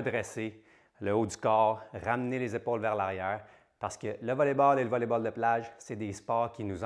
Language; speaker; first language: French; native; French